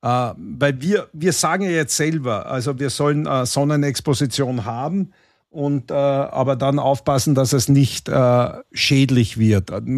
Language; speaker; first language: German; native; German